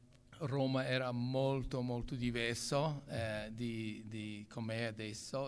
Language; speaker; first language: Italian; non-native, local second language; English